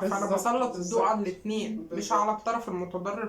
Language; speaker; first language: Arabic; native; Arabic